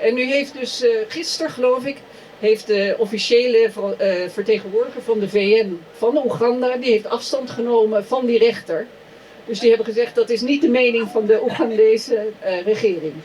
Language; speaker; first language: Dutch; native; Dutch